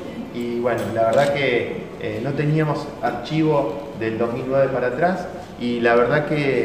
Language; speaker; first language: Spanish; native; Spanish